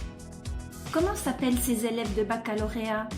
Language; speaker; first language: French; non-native, fluent; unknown